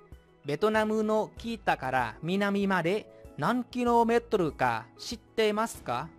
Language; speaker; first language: Japanese; non-native, fluent; Vietnamese